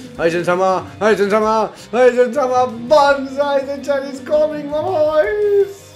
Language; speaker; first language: English; non-native, fluent; Spanish